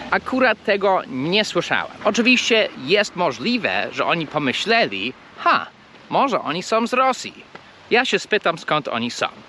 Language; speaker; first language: Polish; early bilingual, heritage; Polish